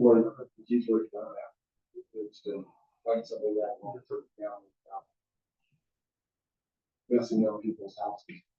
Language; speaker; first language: English; native; English